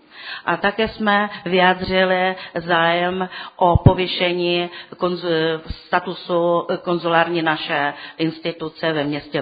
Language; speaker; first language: Czech; non-native, fluent; Ukrainian